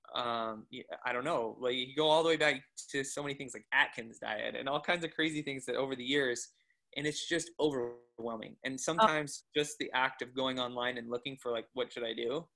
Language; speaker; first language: English; native; English